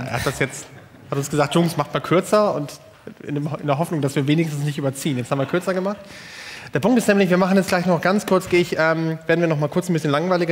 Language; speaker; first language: German; native; German